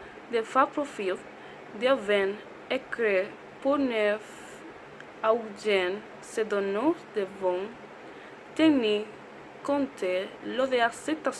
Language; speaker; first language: French; non-native, learner; Spanish